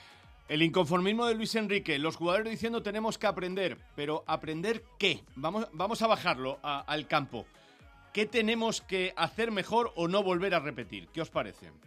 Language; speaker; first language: Spanish; native; Spanish